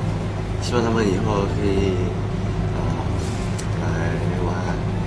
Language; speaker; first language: Chinese; early bilingual, heritage; Chinese